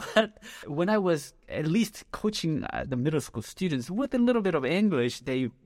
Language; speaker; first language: English; non-native, fluent; Korean